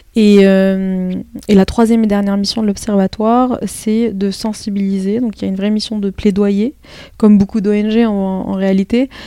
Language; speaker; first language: French; early bilingual, other home language; Arabic